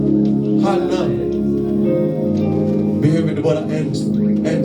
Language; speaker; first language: Swedish; non-native, fluent; Lingala